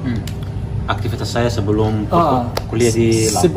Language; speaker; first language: Indonesian; non-native, fluent; Arabic